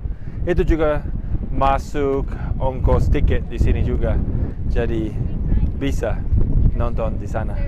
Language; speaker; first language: Indonesian; non-native, fluent; English